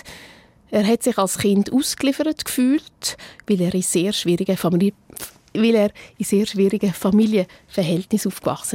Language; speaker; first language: German; native; German